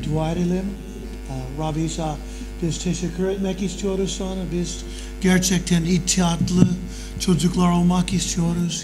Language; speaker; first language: Turkish; non-native, learner; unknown